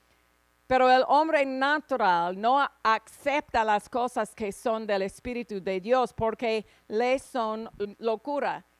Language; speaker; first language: Spanish; non-native, fluent; English